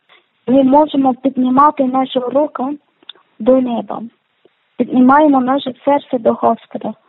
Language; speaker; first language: Ukrainian; non-native, learner; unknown